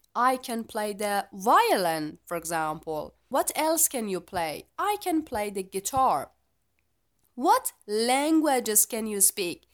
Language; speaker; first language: English; non-native, fluent; Persian